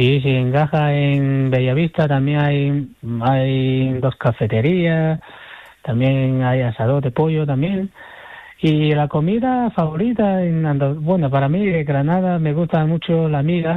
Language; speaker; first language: Spanish; non-native, fluent; Chinese